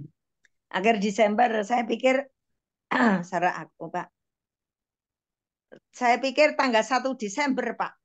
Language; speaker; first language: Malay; non-native, local second language; Javanese